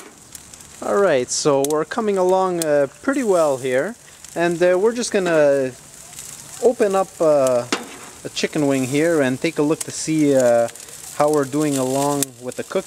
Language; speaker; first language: English; native; English